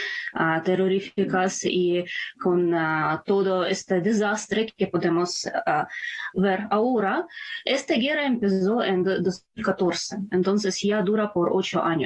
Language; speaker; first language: Spanish; non-native, fluent; Ukrainian